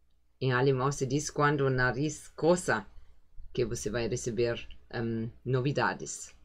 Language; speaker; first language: Portuguese; non-native, fluent; German